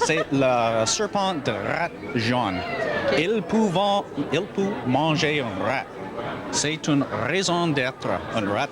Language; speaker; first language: French; non-native, learner; English